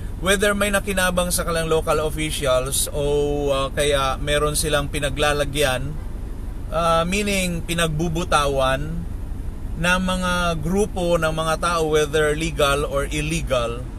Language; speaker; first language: Filipino; native; Filipino